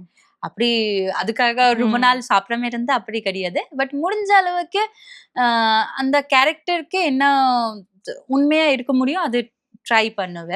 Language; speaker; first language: Tamil; non-native, local second language; Bangla